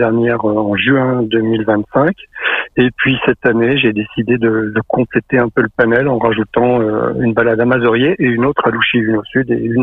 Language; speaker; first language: French; native; French